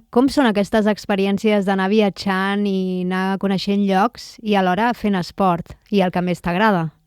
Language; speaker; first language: Catalan; native; Catalan